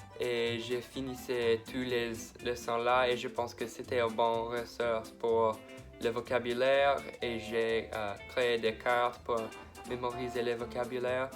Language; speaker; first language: French; non-native, learner; English